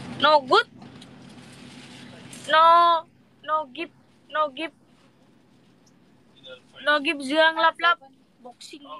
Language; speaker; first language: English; non-native, learner; Vietnamese